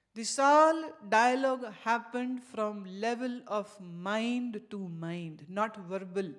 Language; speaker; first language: English; non-native, local second language; Hindi